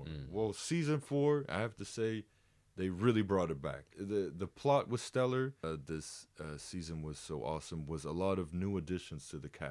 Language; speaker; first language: English; native; English